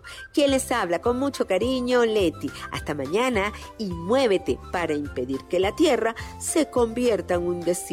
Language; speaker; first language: Spanish; native; Spanish